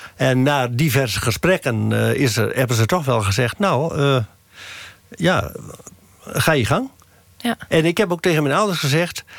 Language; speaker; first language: Dutch; native; Dutch